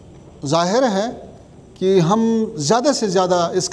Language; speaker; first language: Hindi; non-native, fluent; Pashto